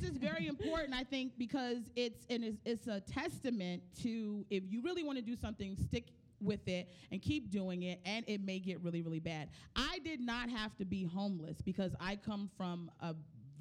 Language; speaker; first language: English; native; English